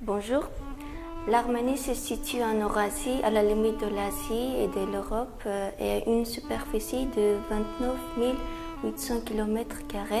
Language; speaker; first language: French; non-native, fluent; Armenian